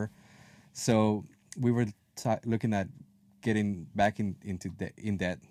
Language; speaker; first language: English; non-native, fluent; Spanish